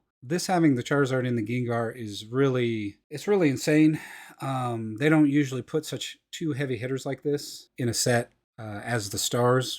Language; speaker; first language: English; native; English